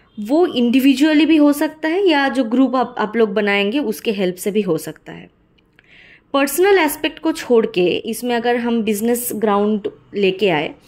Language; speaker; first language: Hindi; non-native, local second language; Bangla